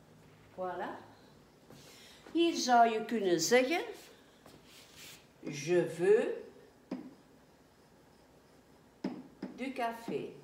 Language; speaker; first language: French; non-native, fluent; Dutch